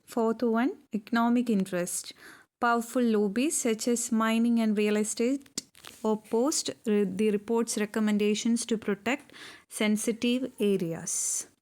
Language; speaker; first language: English; non-native, local second language; Malayalam